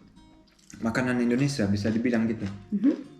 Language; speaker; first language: Indonesian; early bilingual, heritage; German